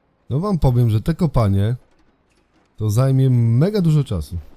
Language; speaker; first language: Polish; native; Polish